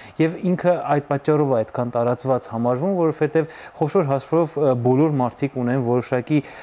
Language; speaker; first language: Armenian; native; Armenian